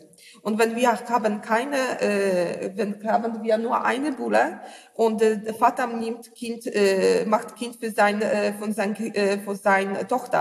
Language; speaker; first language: German; non-native, learner; Polish